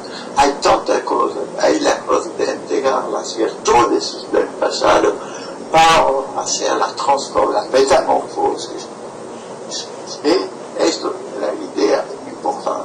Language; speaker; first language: Spanish; non-native, fluent; French